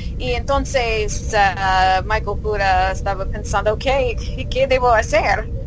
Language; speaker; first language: Spanish; non-native, learner; English